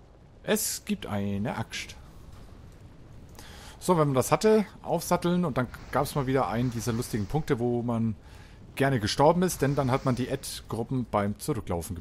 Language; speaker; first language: German; native; German